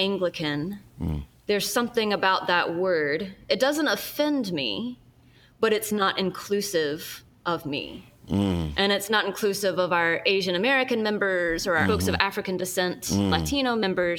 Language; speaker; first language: English; native; English